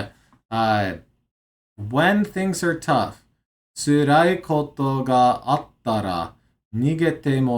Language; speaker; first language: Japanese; non-native, learner; English